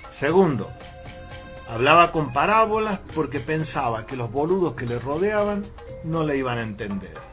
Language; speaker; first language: Spanish; native; Spanish